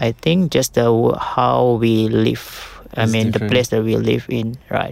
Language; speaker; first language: English; non-native, local second language; Malay